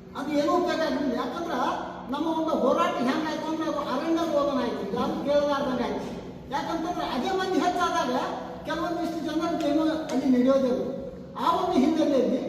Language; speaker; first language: Kannada; native; Kannada